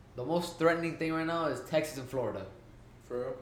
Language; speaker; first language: English; early bilingual, heritage; Spanish